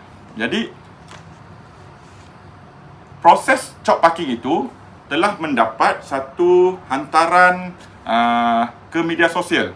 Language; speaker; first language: Malay; native; Malay